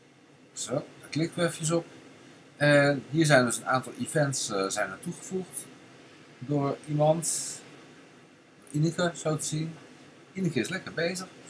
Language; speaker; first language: Dutch; native; Dutch